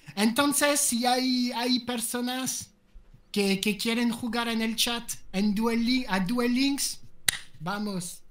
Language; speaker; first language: Spanish; non-native, learner; French